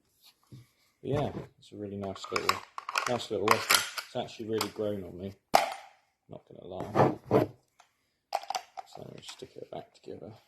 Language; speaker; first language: English; native; English